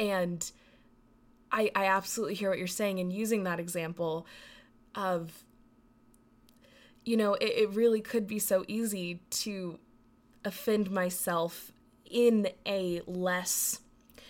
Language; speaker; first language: English; native; English